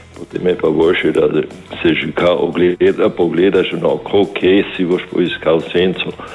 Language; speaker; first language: Slovenian; native; Slovenian